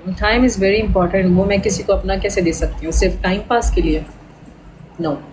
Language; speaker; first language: Urdu; native; Urdu